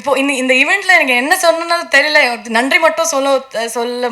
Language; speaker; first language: Tamil; non-native, learner; Kannada